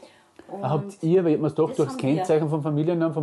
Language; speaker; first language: German; native; German